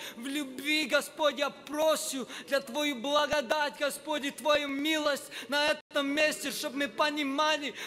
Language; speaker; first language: Russian; non-native, learner; English